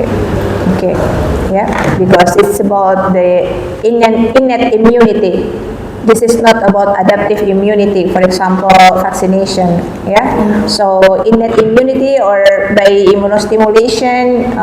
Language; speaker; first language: English; non-native, fluent; Indonesian